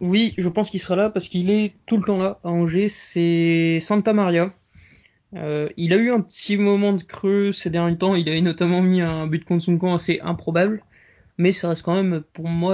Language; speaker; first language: French; native; French